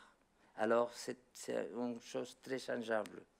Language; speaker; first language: French; non-native, learner; Spanish